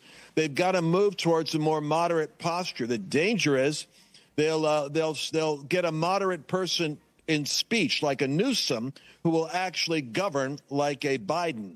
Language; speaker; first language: English; native; English